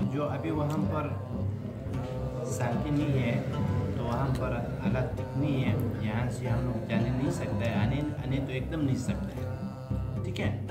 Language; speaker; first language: Hindi; early bilingual, other home language; Pashto